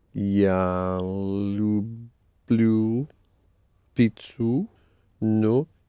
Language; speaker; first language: Russian; non-native, learner; English